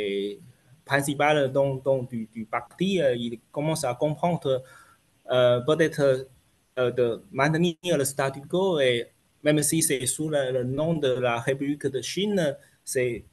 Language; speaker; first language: French; non-native, fluent; Chinese